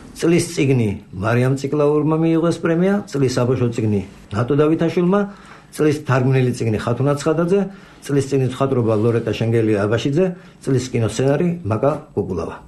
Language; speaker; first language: Georgian; native; Georgian